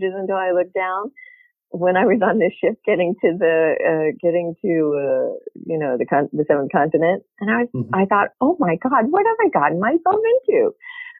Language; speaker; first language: English; native; English